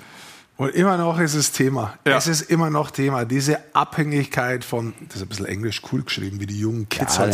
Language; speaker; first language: German; native; German